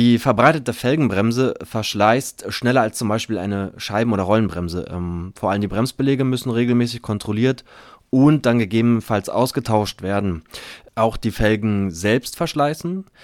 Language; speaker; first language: German; native; German